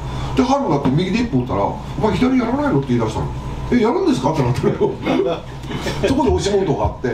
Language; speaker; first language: Japanese; native; Japanese